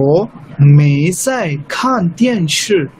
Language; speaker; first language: Chinese; non-native, fluent; Urdu